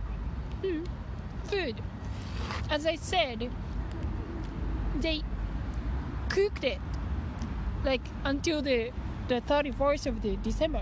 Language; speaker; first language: English; non-native, fluent; Japanese